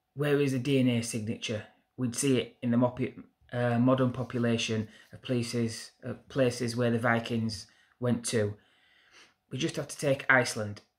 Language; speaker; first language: English; native; English